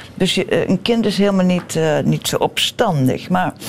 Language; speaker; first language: Dutch; native; Dutch